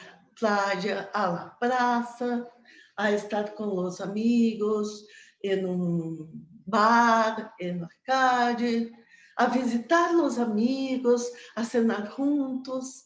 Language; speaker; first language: Spanish; non-native, fluent; Portuguese